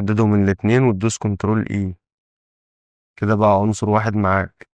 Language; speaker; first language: Arabic; native; Arabic